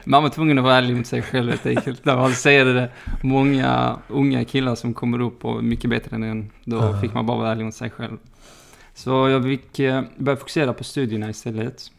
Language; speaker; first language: Swedish; early bilingual, other home language; Arabic